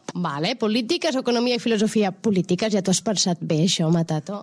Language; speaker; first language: Catalan; native; Catalan